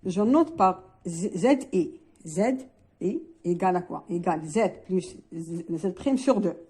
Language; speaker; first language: French; non-native, local second language; Arabic